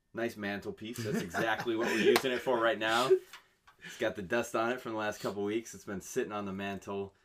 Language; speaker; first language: English; native; English